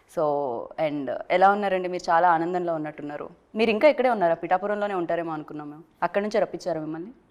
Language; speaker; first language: Telugu; native; Telugu